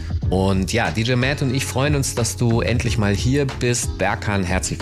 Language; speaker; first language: German; native; German